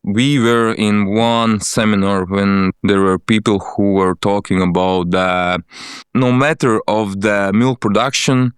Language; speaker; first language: English; non-native, fluent; Latvian